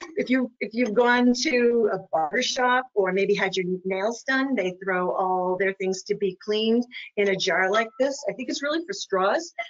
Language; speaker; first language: English; native; English